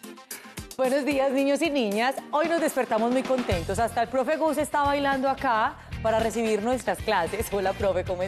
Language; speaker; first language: Spanish; native; Spanish